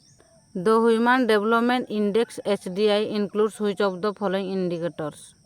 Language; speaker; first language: English; non-native, local second language; Odia